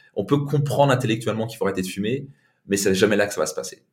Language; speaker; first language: French; native; French